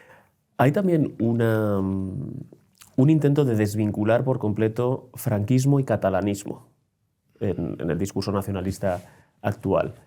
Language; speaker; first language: Spanish; native; Spanish